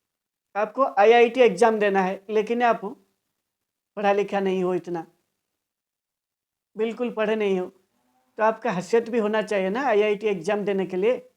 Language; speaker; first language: Hindi; non-native, local second language; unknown